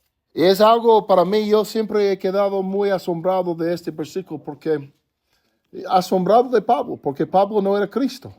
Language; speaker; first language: Spanish; non-native, fluent; English